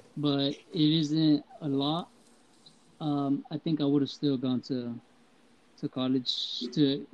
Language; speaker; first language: English; early bilingual, heritage; Spanish